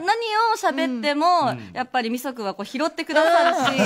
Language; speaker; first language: Japanese; native; Japanese